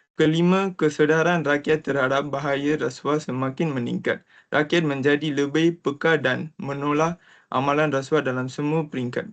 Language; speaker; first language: Malay; non-native, local second language; Tamil